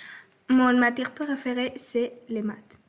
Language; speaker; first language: French; non-native, learner; Spanish